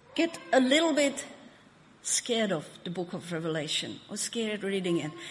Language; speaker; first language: English; non-native, fluent; Hungarian